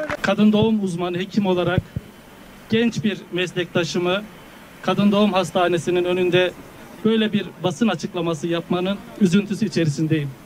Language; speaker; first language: Turkish; native; Turkish